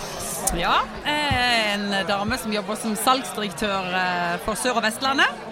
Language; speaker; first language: Norwegian; native; Norwegian